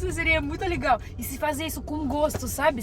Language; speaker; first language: Portuguese; non-native, learner; Russian